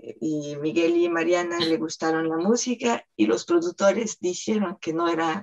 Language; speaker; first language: Spanish; non-native, fluent; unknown